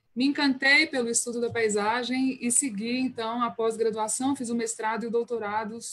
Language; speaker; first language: Portuguese; native; Portuguese